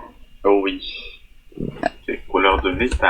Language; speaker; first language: French; non-native, fluent; Portuguese